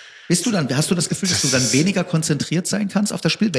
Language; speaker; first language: German; native; German